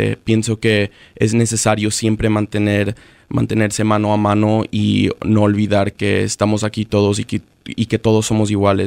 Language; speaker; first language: Spanish; early bilingual, other home language; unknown